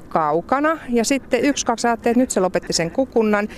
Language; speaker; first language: Finnish; native; Finnish